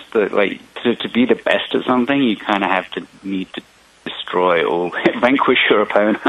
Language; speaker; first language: English; native; English